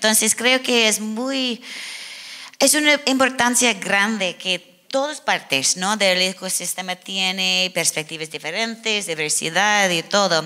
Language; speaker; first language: Spanish; non-native, learner; English